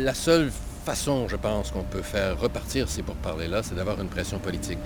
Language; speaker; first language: French; native; French